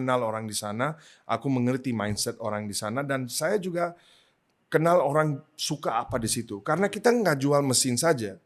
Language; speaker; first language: Indonesian; non-native, fluent; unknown